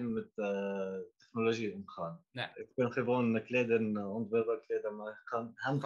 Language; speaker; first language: Dutch; non-native, learner; Arabic